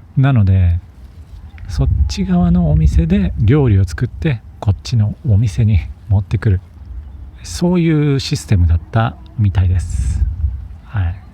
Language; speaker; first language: Japanese; native; Japanese